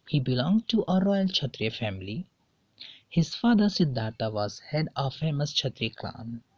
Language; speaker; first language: English; non-native, local second language; Hindi